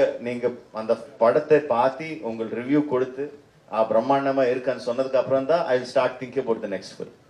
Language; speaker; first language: Tamil; non-native, fluent; Telugu